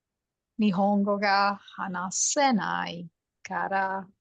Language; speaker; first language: Japanese; non-native, learner; English